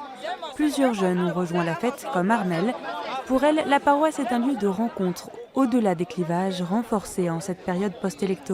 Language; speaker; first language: French; native; French